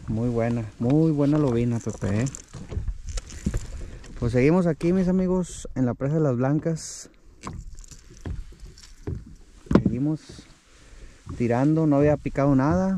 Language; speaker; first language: Spanish; native; Spanish